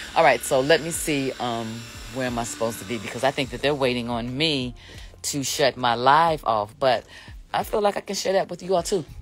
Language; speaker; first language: English; native; English